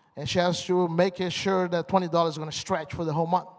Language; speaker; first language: English; non-native, fluent; Portuguese